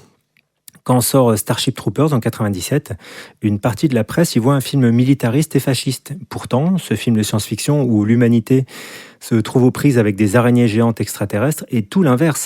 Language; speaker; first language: French; native; French